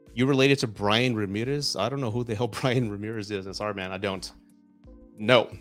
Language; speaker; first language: English; native; English